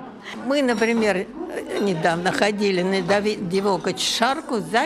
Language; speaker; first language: Czech; non-native, learner; Russian